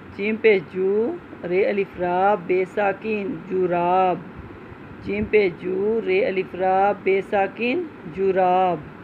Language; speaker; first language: Urdu; non-native, local second language; Punjabi